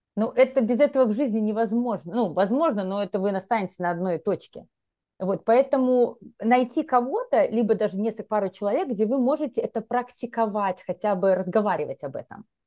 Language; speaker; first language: Russian; native; Russian